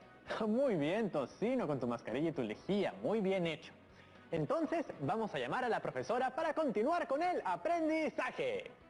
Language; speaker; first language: Spanish; native; Spanish